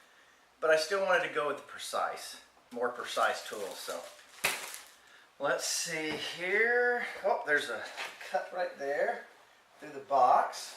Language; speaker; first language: English; native; English